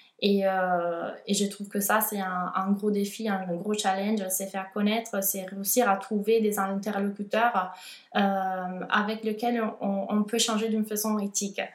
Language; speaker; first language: French; non-native, fluent; Italian